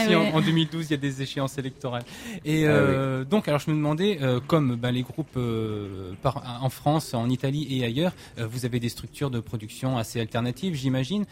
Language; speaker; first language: French; native; French